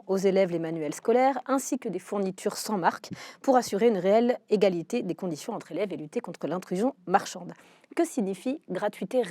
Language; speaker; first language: French; native; French